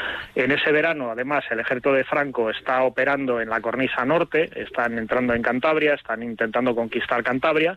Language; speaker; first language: Spanish; native; Spanish